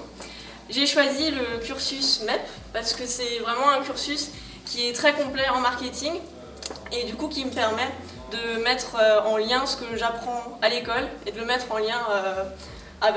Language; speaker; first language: French; native; French